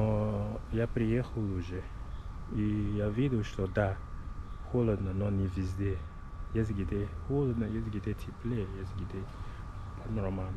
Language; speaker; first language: Russian; non-native, learner; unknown